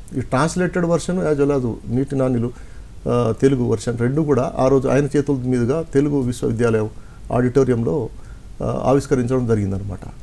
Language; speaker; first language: Telugu; non-native, local second language; Lambadi